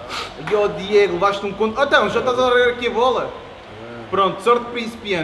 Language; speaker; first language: Portuguese; native; Portuguese